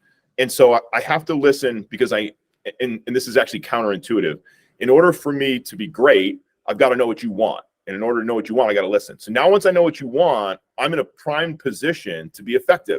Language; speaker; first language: English; native; English